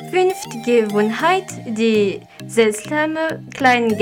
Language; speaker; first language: German; non-native, learner; Malagasy